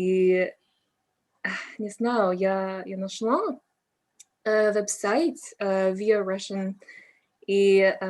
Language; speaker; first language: Russian; non-native, learner; English